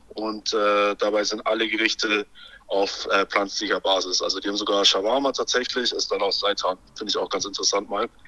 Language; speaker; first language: German; native; German